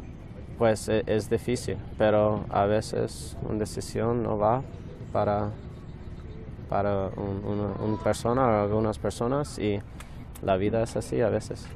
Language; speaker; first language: Spanish; non-native, learner; English